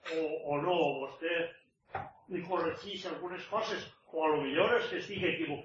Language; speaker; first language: Spanish; non-native, local second language; Catalan